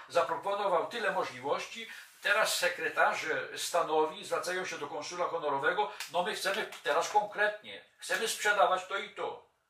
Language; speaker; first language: Polish; native; Polish